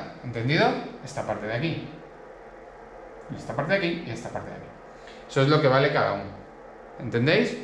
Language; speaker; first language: Spanish; native; Spanish